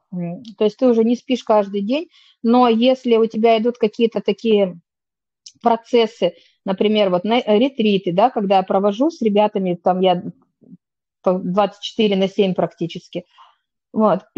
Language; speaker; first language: Russian; native; Russian